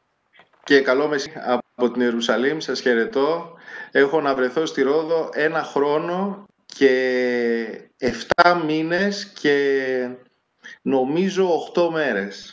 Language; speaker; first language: Greek; native; Greek